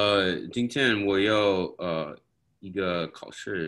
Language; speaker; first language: Chinese; non-native, learner; English